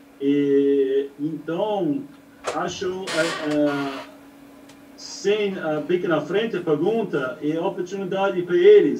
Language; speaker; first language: Portuguese; non-native, learner; English